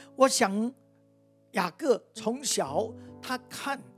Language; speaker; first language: Chinese; native; Chinese